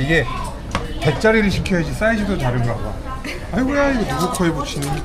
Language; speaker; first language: Korean; native; Korean